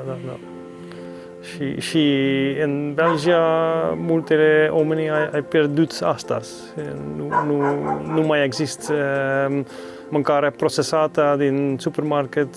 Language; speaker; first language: Romanian; non-native, learner; Dutch